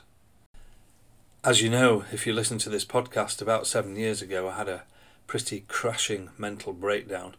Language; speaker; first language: English; native; English